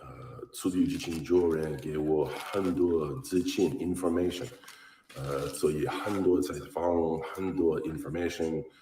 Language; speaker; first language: Chinese; non-native, learner; English